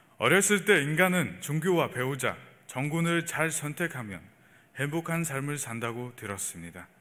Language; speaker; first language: Korean; non-native, fluent; Mongolian